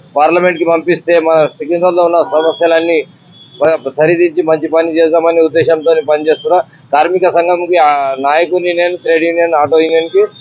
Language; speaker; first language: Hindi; non-native, local second language; Urdu